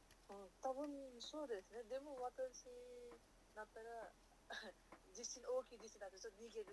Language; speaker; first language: Japanese; non-native, learner; Nepali